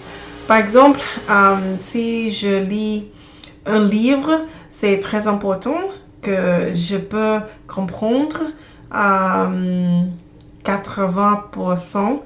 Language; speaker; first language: French; non-native, learner; English